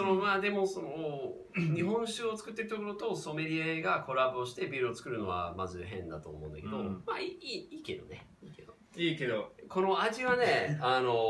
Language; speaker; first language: Japanese; non-native, fluent; English